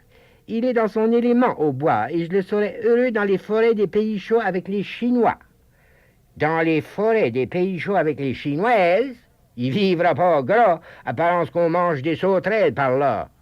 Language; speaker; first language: French; native; French